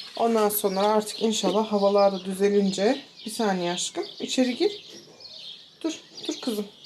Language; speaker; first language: Turkish; early bilingual, heritage; Turkish